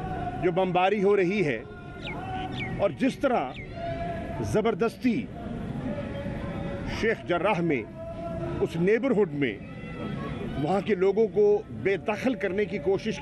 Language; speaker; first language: Urdu; non-native, local second language; Saraiki